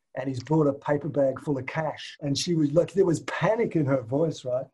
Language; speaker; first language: English; native; English